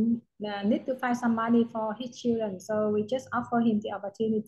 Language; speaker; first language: English; non-native, learner; Vietnamese